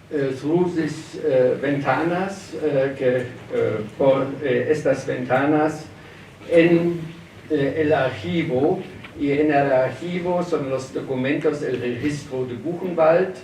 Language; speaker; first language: Spanish; non-native, learner; German